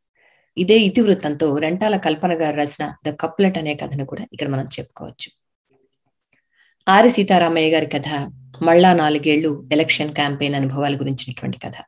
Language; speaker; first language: Telugu; native; Telugu